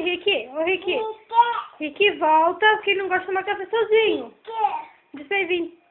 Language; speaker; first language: Portuguese; native; Portuguese